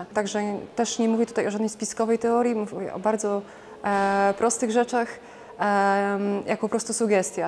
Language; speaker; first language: Polish; native; Polish